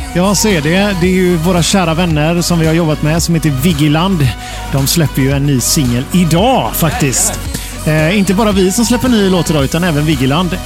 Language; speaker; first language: Swedish; native; Swedish